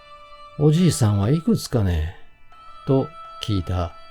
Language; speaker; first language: Japanese; native; Japanese